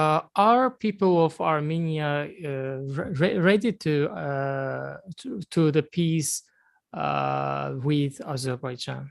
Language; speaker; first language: English; non-native, learner; Azerbaijani